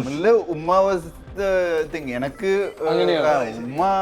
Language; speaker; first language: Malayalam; non-native, learner; Tamil